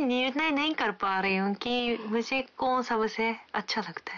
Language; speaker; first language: Hindi; non-native, fluent; Japanese